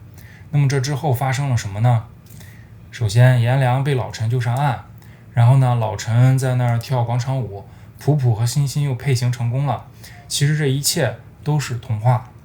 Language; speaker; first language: Chinese; native; Chinese